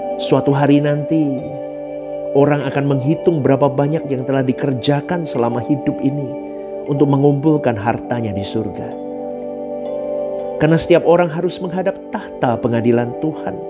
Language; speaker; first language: Indonesian; native; Indonesian